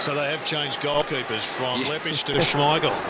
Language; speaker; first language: English; native; English